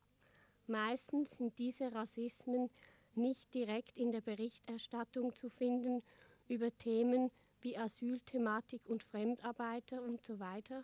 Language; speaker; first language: German; native; German